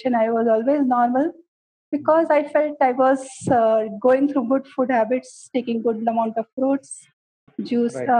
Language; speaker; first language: English; non-native, local second language; Kannada